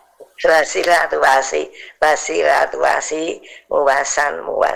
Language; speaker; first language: Arabic; non-native, learner; Indonesian